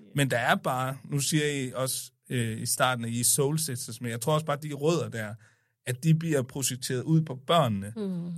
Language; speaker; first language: Danish; early bilingual, other home language; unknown